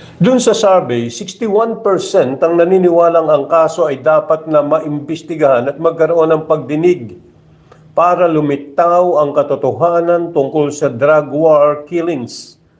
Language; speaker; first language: Filipino; native; Filipino